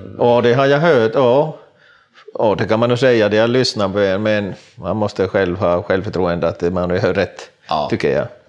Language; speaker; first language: Swedish; non-native, local second language; Finnish